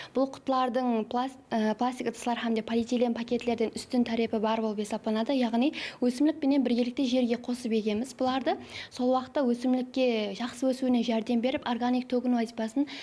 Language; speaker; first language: Uzbek; non-native, local second language; Kara-Kalpak